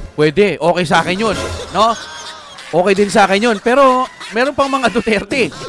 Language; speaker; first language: Filipino; native; Filipino